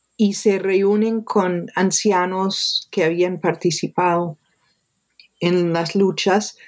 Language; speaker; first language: Spanish; non-native, fluent; English